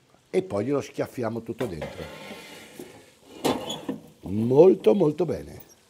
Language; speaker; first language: Italian; native; Italian